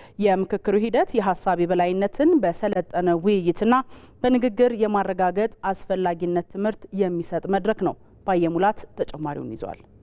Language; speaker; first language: Amharic; native; Amharic